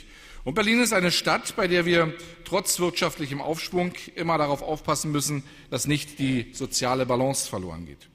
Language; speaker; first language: German; native; German